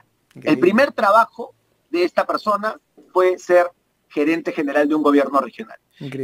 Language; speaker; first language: Spanish; native; Spanish